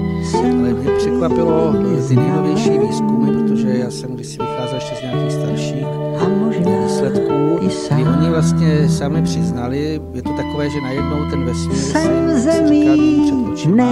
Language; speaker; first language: Czech; native; Czech